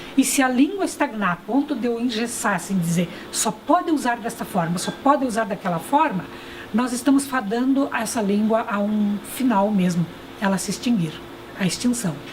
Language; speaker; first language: Portuguese; early bilingual, other home language; Ukrainian